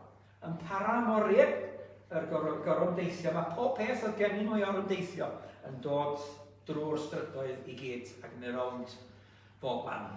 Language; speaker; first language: Welsh; native; Welsh